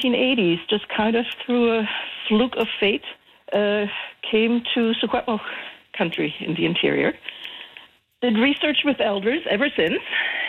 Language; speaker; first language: English; non-native, fluent; German